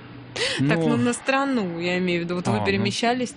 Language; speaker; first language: Russian; native; Russian